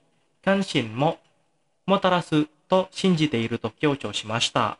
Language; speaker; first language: Japanese; non-native, fluent; Indonesian